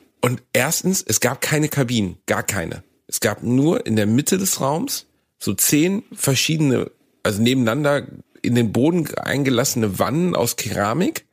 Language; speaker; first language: German; native; German